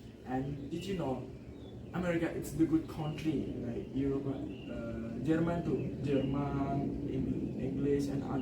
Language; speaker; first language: English; non-native, learner; Indonesian